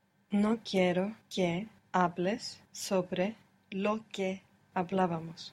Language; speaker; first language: Spanish; non-native, learner; English